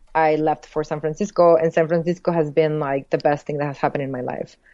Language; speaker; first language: English; early bilingual, other home language; Spanish